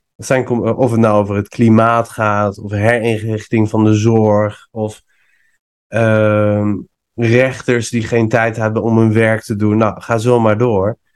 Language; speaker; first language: Dutch; non-native, fluent; Persian